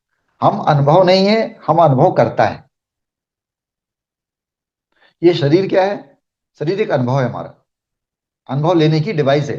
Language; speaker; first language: Hindi; native; Hindi